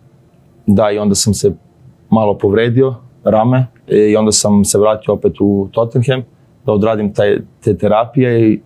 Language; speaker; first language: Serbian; early bilingual, heritage; Serbian